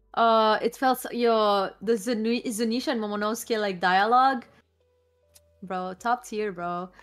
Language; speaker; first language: English; non-native, fluent; Arabic